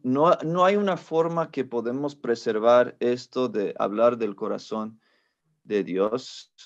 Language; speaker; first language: Spanish; non-native, fluent; English